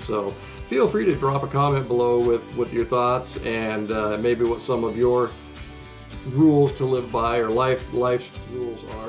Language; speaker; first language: English; native; English